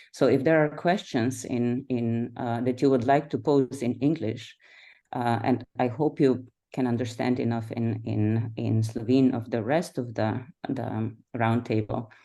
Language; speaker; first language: English; non-native, fluent; Slovenian